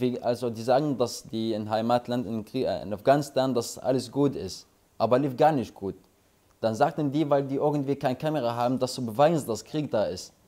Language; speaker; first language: German; non-native, learner; Arabic